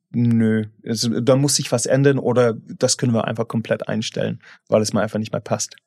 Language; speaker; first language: German; non-native, fluent; English